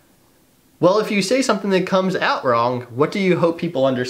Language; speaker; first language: English; native; English